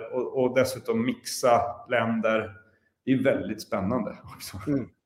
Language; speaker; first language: Swedish; native; Swedish